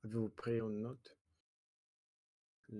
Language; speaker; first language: French; non-native, learner; Russian